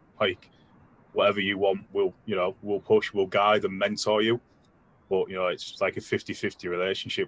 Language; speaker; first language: English; native; English